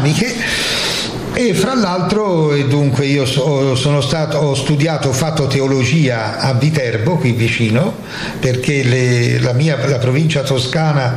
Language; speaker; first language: Italian; native; Italian